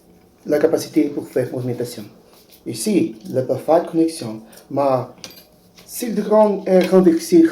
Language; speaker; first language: French; non-native, learner; Portuguese